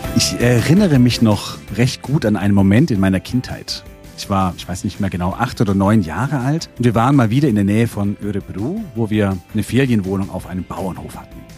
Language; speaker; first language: German; native; German